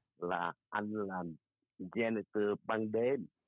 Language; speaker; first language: Vietnamese; native; Vietnamese